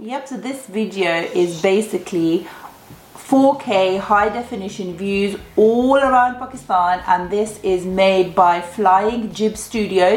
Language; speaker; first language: English; early bilingual, other home language; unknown